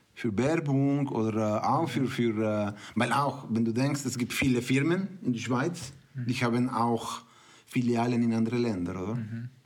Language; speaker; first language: German; non-native, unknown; Spanish